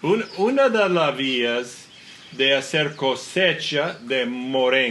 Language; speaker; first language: Spanish; non-native, learner; English